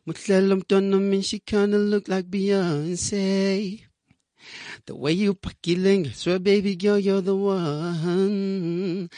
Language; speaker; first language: English; non-native, local second language; Southern Sotho